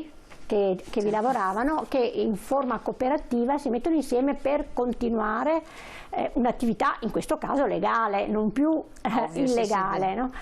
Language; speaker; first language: Italian; native; Italian